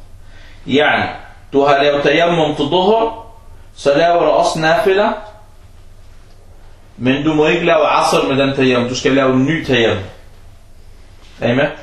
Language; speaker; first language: Danish; non-native, fluent; Arabic